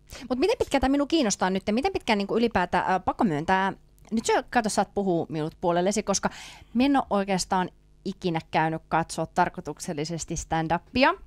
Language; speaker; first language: Finnish; native; Finnish